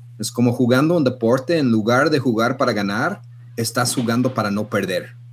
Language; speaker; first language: Spanish; non-native, fluent; English